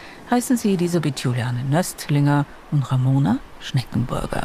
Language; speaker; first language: German; native; German